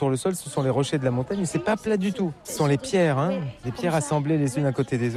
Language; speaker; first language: French; native; French